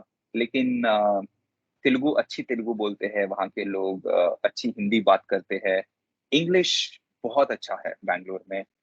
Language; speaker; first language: Hindi; non-native, local second language; Telugu